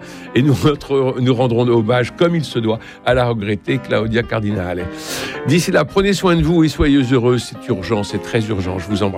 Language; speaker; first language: French; native; French